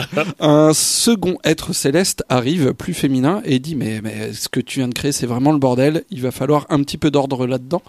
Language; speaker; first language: French; native; French